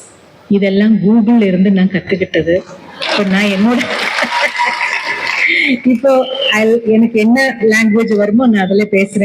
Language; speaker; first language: Tamil; non-native, local second language; Malayalam